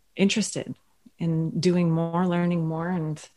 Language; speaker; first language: English; native; English